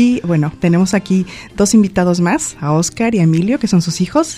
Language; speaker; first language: Spanish; native; Spanish